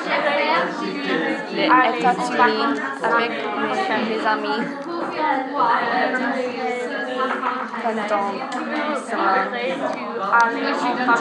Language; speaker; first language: French; non-native, learner; English